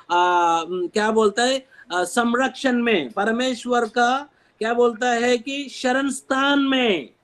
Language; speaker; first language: Hindi; non-native, local second language; Telugu